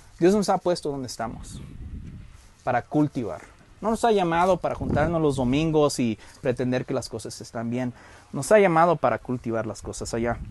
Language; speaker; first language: Spanish; early bilingual, heritage; Spanish